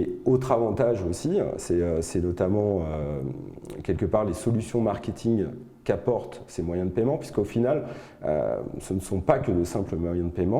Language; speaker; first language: French; native; French